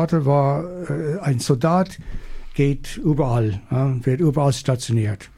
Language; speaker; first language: German; non-native, learner; English